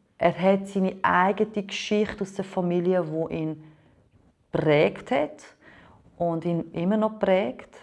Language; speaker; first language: German; non-native, fluent; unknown